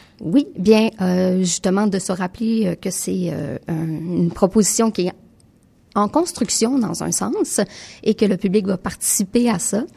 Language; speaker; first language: French; native; French